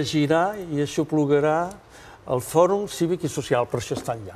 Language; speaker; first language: Catalan; native; Catalan